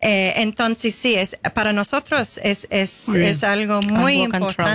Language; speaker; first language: Spanish; non-native, fluent; English